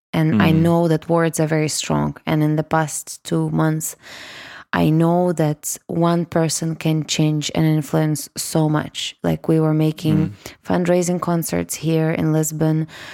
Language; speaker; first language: English; non-native, fluent; Russian